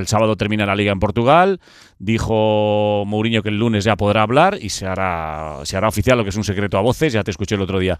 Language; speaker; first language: Spanish; native; Spanish